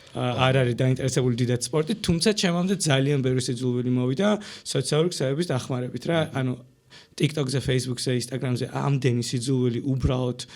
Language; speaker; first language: Georgian; non-native, local second language; Armenian